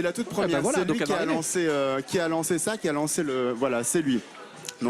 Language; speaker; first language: French; native; French